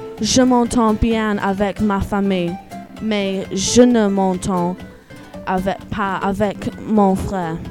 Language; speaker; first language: French; non-native, learner; English